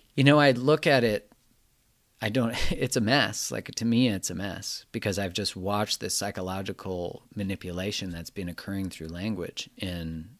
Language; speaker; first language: English; native; English